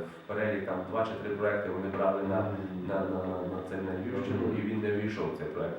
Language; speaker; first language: Ukrainian; native; Ukrainian